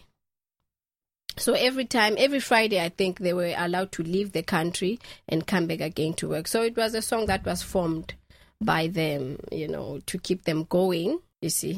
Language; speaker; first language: English; non-native, local second language; Southern Sotho